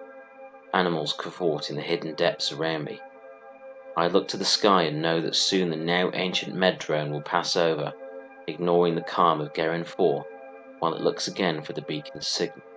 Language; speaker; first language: English; native; English